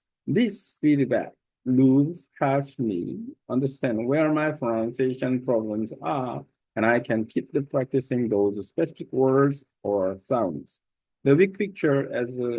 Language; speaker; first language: English; non-native, learner; Korean